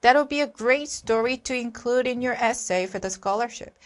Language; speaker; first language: English; non-native, fluent; Korean